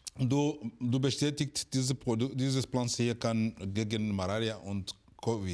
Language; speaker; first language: German; non-native, fluent; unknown